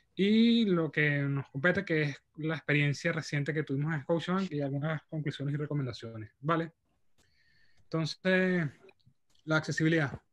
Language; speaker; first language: Spanish; native; Spanish